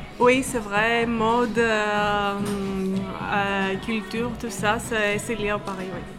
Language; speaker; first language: French; non-native, fluent; Greek